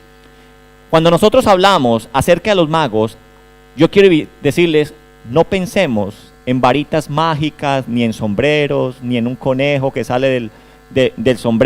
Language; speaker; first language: Spanish; native; Spanish